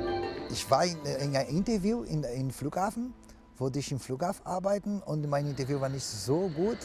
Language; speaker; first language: German; non-native, learner; Portuguese